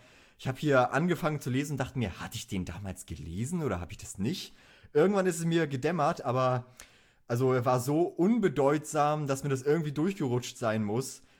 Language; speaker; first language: German; native; German